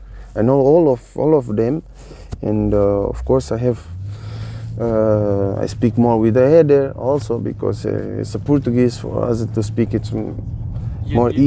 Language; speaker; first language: English; non-native, fluent; Portuguese